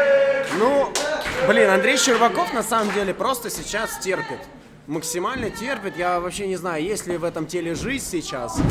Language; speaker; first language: Russian; native; Russian